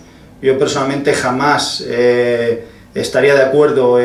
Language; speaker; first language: Spanish; native; Spanish